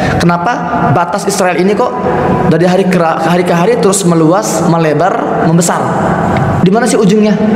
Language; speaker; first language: Indonesian; native; Indonesian